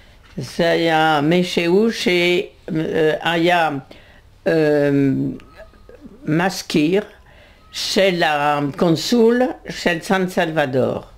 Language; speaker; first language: Hebrew; non-native, fluent; French